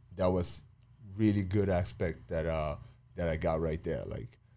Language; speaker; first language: English; non-native, fluent; Portuguese